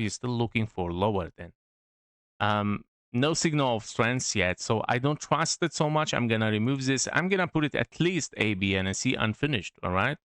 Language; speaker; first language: English; non-native, fluent; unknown